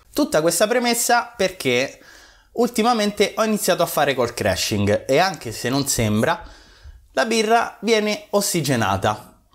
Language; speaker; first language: Italian; native; Italian